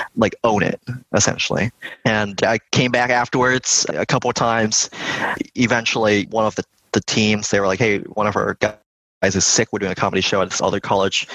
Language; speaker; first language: English; early bilingual, other home language; Vietnamese